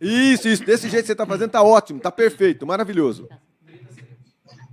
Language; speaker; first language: Portuguese; native; Portuguese